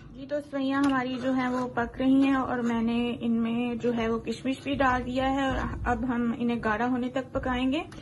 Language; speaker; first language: Urdu; non-native, local second language; Punjabi